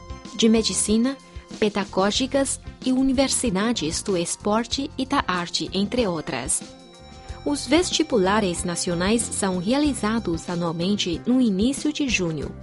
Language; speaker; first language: Portuguese; non-native, fluent; Chinese